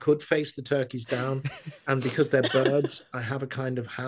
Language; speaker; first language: English; native; English